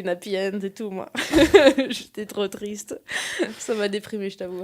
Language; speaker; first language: French; native; French